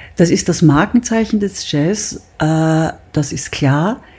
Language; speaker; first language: German; native; German